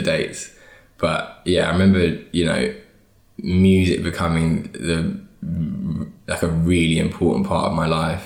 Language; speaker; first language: English; native; English